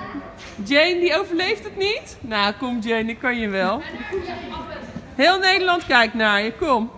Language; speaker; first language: Dutch; native; Dutch